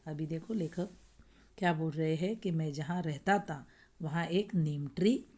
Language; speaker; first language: Hindi; non-native, local second language; Marathi